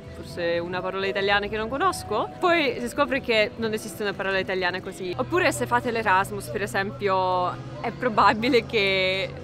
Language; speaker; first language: Italian; non-native, fluent; Russian